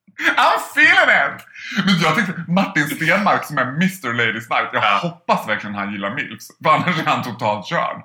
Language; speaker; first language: Swedish; native; Swedish